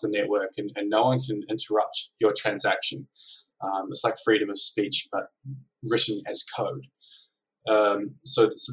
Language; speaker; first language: English; native; English